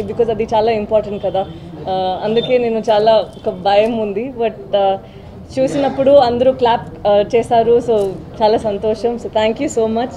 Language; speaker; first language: Telugu; non-native, learner; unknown